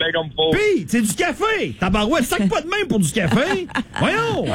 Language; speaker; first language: French; native; French